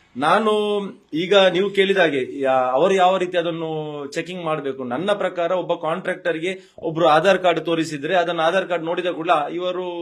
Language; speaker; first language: Kannada; native; Kannada